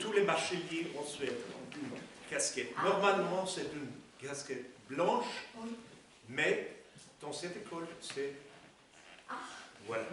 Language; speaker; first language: French; non-native, fluent; Swedish